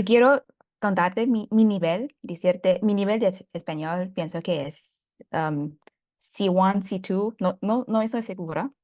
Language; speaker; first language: Spanish; non-native, fluent; Thai